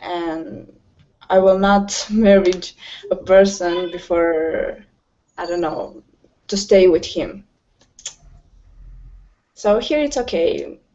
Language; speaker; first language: English; non-native, learner; Romanian